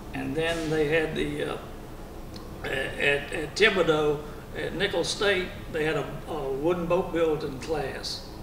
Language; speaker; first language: English; native; English